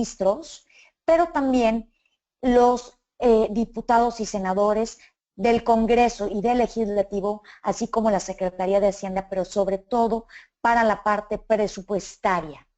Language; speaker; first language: Spanish; native; Spanish